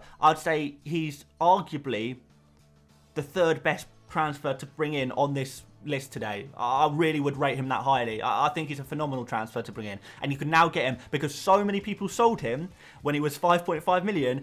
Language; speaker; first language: English; native; English